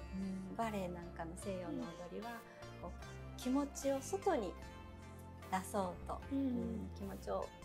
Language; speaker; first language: Japanese; native; Japanese